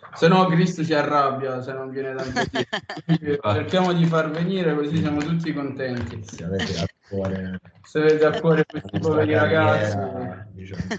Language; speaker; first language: Italian; native; Italian